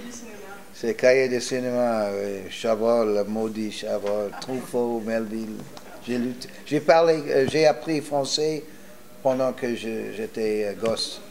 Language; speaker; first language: French; non-native, fluent; English